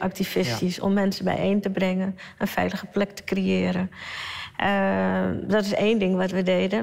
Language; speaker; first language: Dutch; early bilingual, other home language; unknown